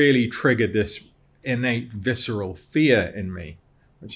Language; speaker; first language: English; native; English